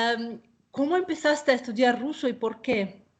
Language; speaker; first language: Spanish; non-native, fluent; Russian